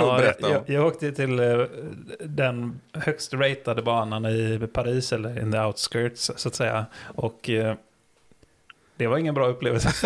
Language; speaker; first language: Swedish; native; Swedish